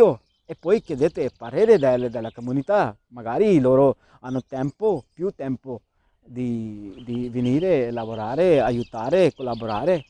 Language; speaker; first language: Italian; non-native, learner; Urdu